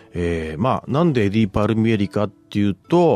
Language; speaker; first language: Japanese; native; Japanese